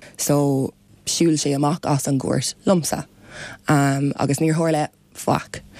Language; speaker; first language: Irish; non-native, local second language; English